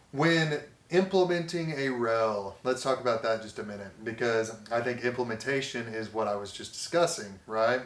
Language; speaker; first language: English; native; English